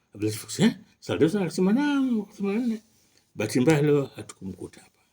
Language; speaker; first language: Swahili; native; Swahili